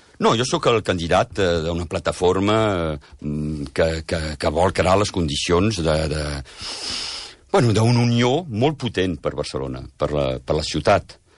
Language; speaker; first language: Catalan; early bilingual, heritage; Catalan